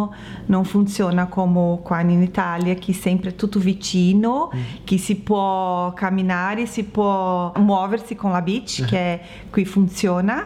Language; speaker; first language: Italian; non-native, learner; Portuguese